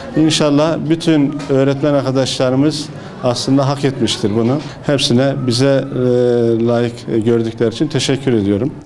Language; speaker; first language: Turkish; native; Turkish